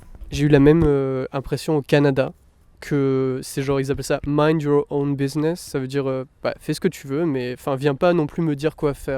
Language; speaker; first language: French; native; French